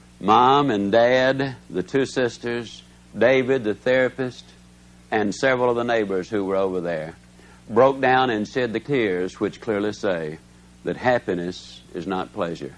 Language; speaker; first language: English; native; English